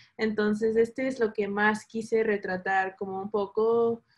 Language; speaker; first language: Spanish; early bilingual, heritage; Spanish